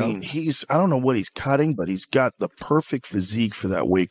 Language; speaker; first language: English; native; English